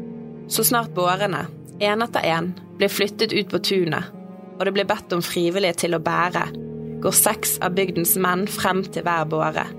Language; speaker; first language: Norwegian; native; Norwegian